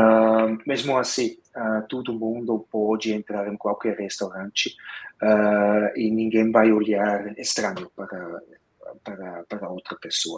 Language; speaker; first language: Portuguese; non-native, fluent; Swiss German